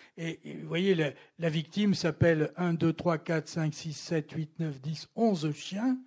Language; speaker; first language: French; native; French